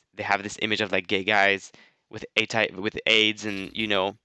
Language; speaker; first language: English; non-native, fluent; French